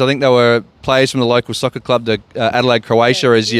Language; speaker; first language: English; native; English